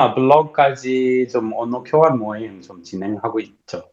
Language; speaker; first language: Korean; non-native, learner; English